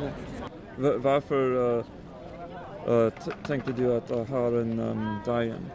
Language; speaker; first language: Swedish; non-native, learner; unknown